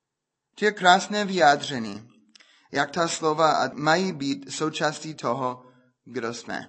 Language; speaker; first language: Czech; non-native, fluent; English